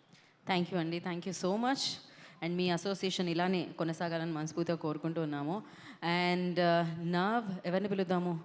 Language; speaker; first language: Telugu; native; Telugu